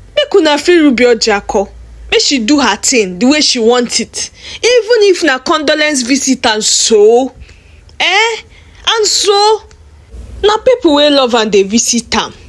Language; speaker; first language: Nigerian Pidgin; native; Nigerian Pidgin